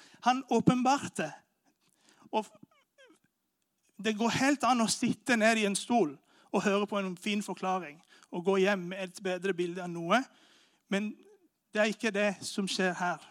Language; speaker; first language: Norwegian; non-native, fluent; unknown